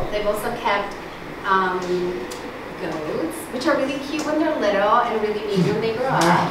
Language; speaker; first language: English; early bilingual, other home language; Spanish